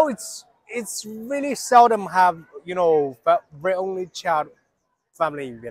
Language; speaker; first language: English; non-native, learner; Chinese